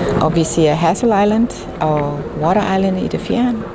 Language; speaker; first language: Danish; non-native, fluent; English